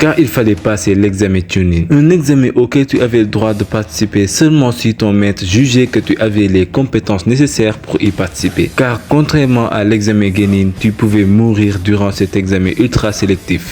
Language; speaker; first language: French; native; French